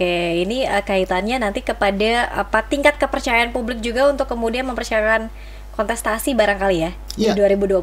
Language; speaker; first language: Indonesian; native; Indonesian